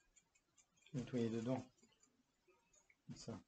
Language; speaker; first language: French; native; French